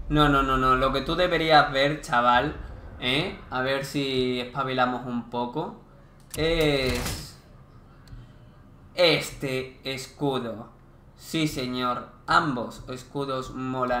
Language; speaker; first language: Spanish; native; Spanish